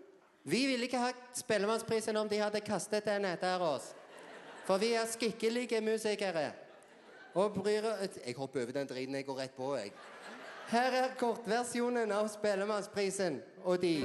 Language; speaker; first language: Norwegian; native; Norwegian